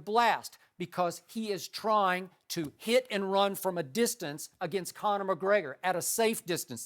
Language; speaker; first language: English; native; English